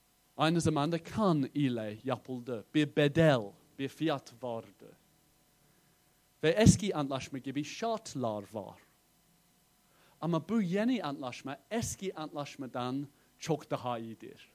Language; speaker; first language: Turkish; non-native, fluent; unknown